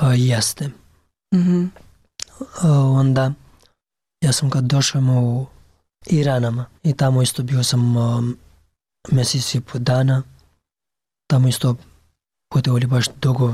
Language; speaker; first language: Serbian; non-native, learner; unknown